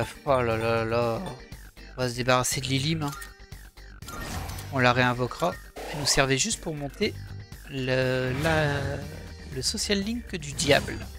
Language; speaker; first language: French; native; French